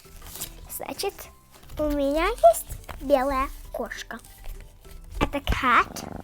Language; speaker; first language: Russian; early bilingual, heritage; Russian